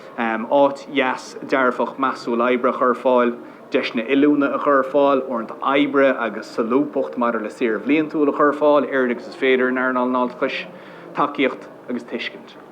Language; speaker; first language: Irish; non-native, local second language; English